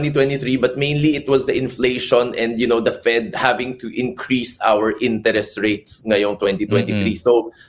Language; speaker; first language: English; non-native, local second language; Cebuano